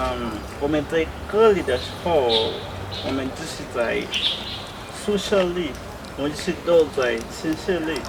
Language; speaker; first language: Chinese; non-native, learner; Swahili